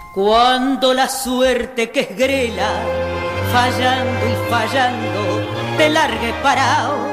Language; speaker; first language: English; non-native, fluent; Spanish